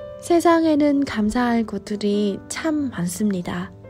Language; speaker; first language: Korean; non-native, fluent; Vietnamese